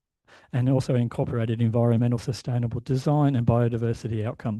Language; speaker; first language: English; native; English